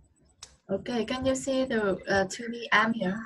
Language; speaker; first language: English; non-native, learner; Vietnamese